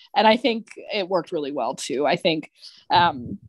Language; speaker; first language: English; native; English